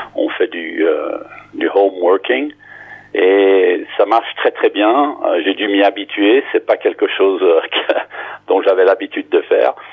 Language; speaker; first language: French; non-native, fluent; English